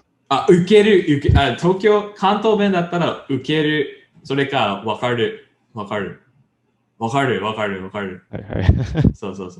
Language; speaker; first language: Japanese; non-native, learner; English